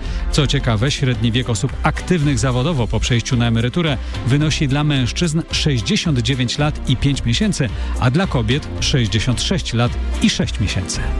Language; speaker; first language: Polish; native; Polish